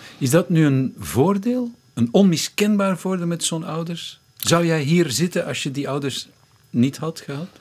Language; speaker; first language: Dutch; native; Dutch